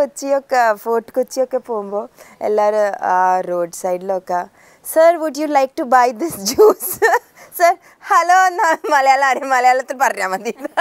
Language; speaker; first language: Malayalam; early bilingual, heritage; Malayalam